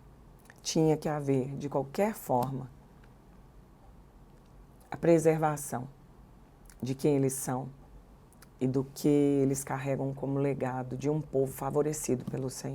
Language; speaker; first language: Portuguese; native; Portuguese